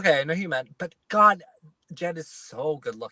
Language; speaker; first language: English; native; English